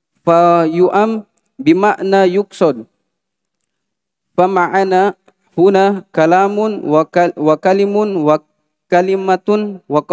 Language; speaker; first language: Arabic; non-native, learner; Indonesian